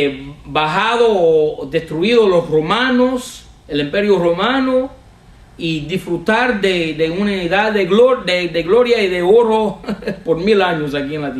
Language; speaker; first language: Spanish; non-native, fluent; English